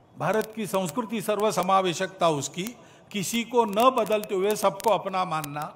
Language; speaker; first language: Hindi; non-native, local second language; Marathi